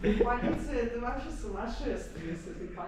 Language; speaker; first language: Russian; native; Russian